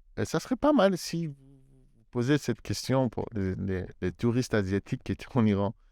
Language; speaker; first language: French; non-native, fluent; Persian